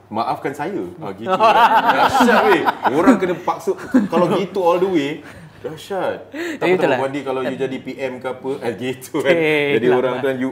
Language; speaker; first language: Malay; native; Malay